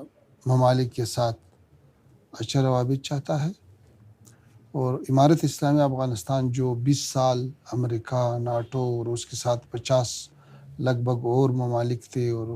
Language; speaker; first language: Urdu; non-native, learner; Pashto